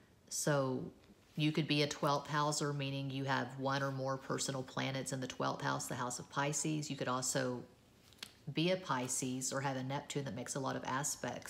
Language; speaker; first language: English; native; English